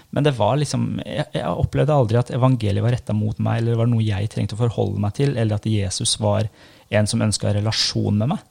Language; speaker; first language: Norwegian; early bilingual, other home language; Persian